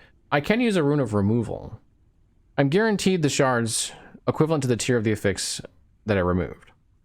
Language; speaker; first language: English; native; English